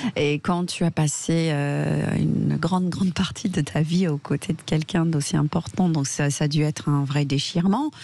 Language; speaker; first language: French; non-native, fluent; English